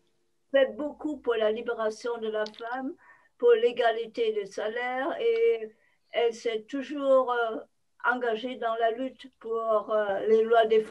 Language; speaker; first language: French; non-native, fluent; German